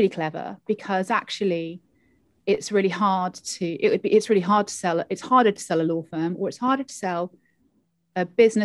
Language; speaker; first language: English; native; English